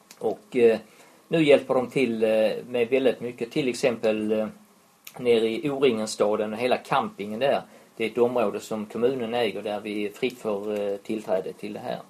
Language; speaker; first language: Swedish; native; Swedish